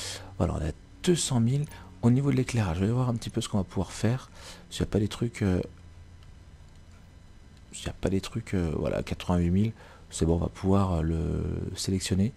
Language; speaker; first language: French; native; French